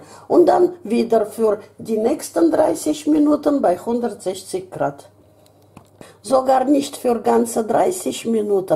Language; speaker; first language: German; non-native, fluent; Russian